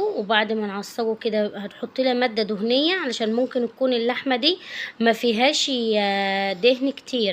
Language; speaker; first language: Arabic; native; Arabic